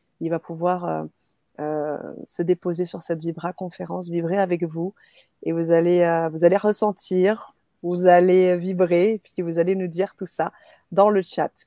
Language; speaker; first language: French; native; French